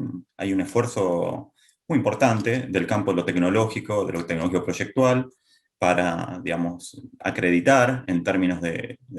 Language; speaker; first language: Spanish; native; Spanish